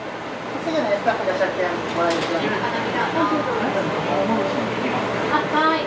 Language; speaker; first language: Japanese; native; Japanese